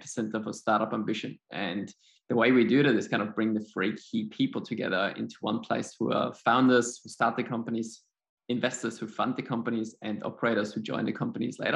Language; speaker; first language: English; non-native, fluent; German